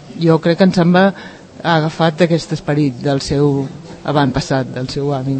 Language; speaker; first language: Catalan; native; Catalan